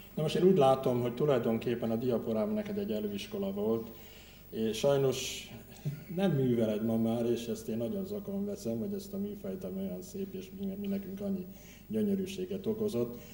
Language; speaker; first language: Hungarian; native; Hungarian